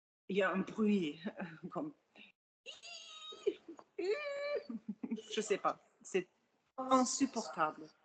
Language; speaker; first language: French; non-native, fluent; German